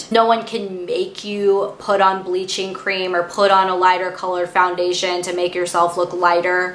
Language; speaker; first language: English; native; English